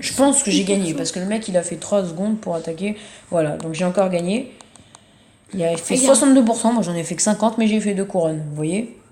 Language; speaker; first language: French; native; French